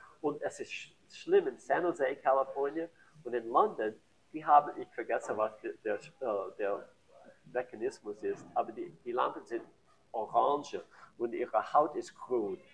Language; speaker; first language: German; non-native, learner; English